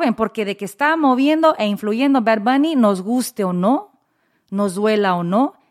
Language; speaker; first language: Spanish; early bilingual, heritage; Spanish